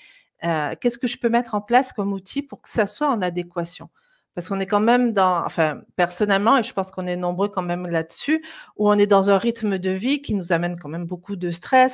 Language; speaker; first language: French; native; French